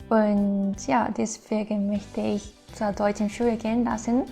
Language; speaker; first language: German; non-native, fluent; Japanese